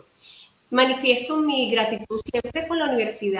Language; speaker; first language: Spanish; native; Spanish